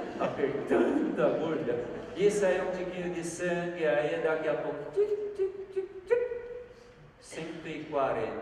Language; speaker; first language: Portuguese; non-native, fluent; Korean